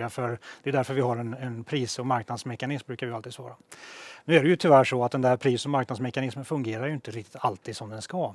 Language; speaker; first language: Swedish; native; Swedish